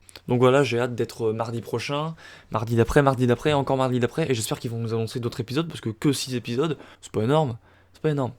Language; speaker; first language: French; native; French